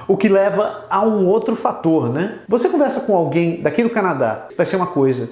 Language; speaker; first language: Portuguese; native; Portuguese